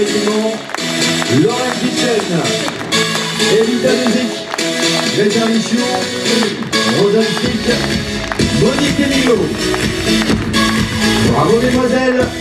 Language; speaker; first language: French; native; French